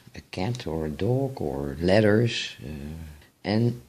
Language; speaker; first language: English; non-native, fluent; Dutch